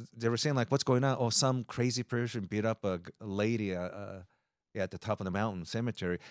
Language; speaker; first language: English; early bilingual, other home language; Japanese